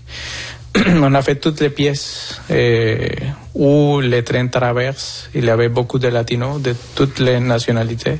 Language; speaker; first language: French; non-native, fluent; Spanish